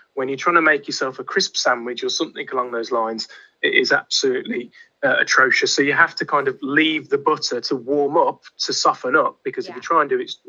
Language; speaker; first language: English; native; English